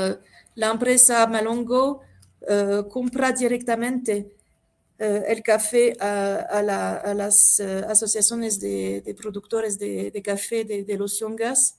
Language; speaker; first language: Spanish; non-native, fluent; French